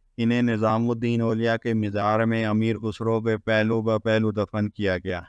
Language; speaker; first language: Urdu; native; Urdu